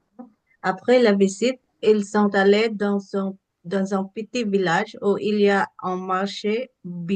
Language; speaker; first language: French; non-native, learner; English